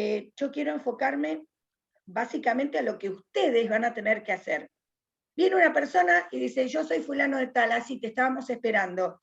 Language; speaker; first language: Spanish; native; Spanish